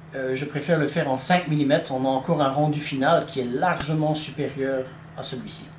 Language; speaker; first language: French; native; French